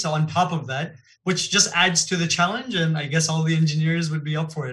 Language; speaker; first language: English; non-native, fluent; Gujarati